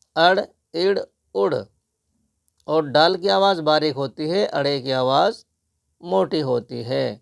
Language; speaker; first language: Urdu; native; Urdu